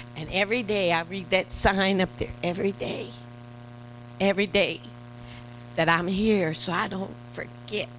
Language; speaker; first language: English; native; English